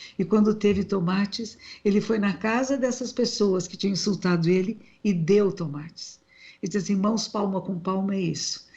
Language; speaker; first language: Portuguese; native; Portuguese